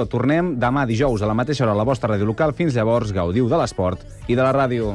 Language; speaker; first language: Catalan; native; Catalan